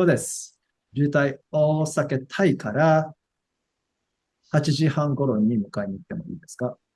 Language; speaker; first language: Japanese; non-native, fluent; English